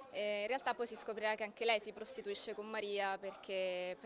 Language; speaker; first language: Italian; native; Italian